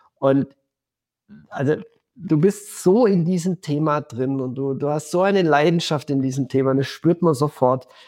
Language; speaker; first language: German; native; German